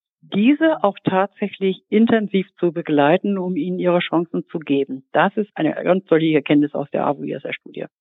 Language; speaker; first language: German; native; German